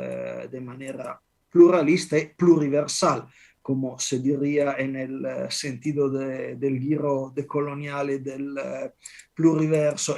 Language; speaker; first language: Spanish; non-native, fluent; Italian